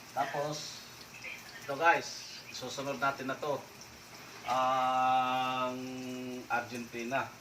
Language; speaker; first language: Filipino; non-native, local second language; Bikol